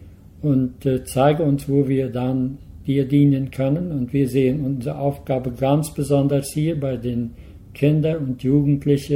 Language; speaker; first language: German; early bilingual, heritage; Low German